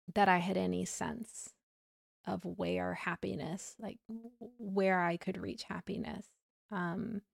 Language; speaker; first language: English; native; English